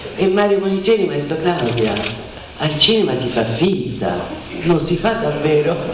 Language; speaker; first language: Italian; non-native, fluent; French